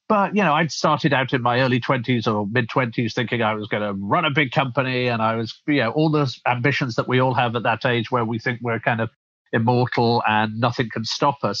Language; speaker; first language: English; native; English